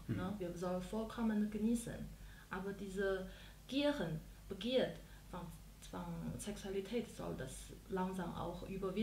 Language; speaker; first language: German; non-native, fluent; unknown